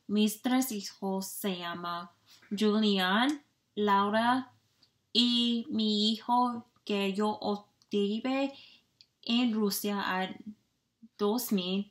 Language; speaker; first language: Spanish; non-native, learner; English